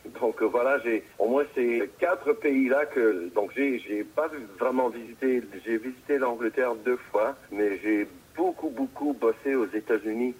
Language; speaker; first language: French; native; French